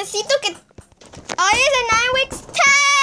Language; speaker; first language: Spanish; early bilingual, heritage; Spanish